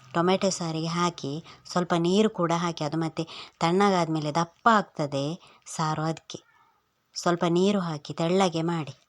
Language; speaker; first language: Kannada; non-native, local second language; Tulu